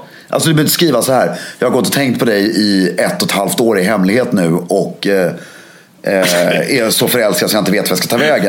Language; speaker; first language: Swedish; native; Swedish